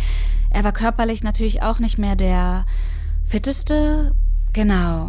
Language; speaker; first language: German; early bilingual, other home language; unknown